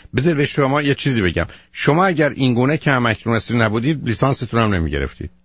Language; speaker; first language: Persian; native; Persian